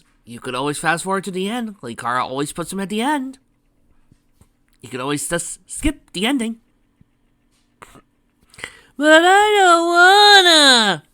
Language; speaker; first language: English; native; English